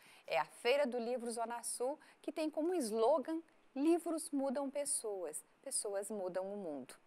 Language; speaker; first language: Portuguese; native; Portuguese